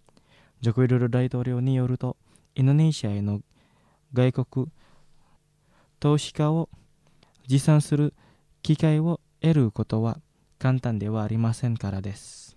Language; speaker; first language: Japanese; non-native, fluent; Indonesian